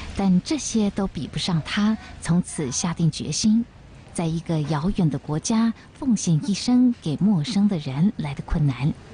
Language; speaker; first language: Chinese; native; Chinese